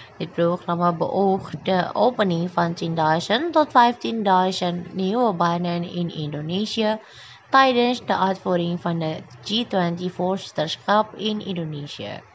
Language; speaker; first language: Dutch; non-native, fluent; Indonesian